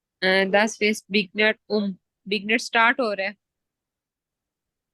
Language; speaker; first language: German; non-native, learner; Urdu